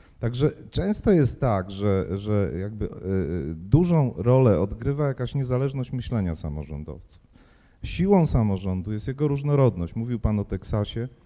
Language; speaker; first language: Polish; native; Polish